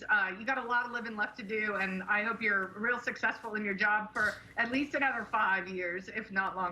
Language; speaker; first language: English; native; English